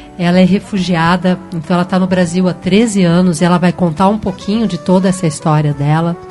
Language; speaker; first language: Portuguese; native; Portuguese